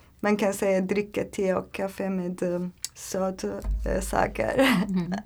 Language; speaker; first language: Swedish; non-native, learner; Turkish